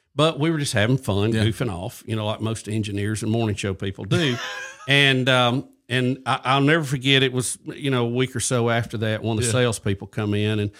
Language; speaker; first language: English; native; English